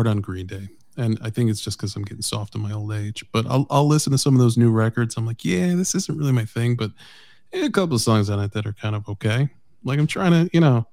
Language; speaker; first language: English; native; English